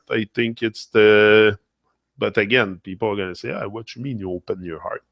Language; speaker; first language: English; non-native, fluent; French